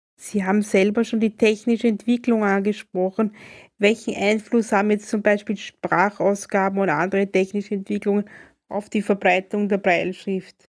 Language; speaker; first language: German; native; German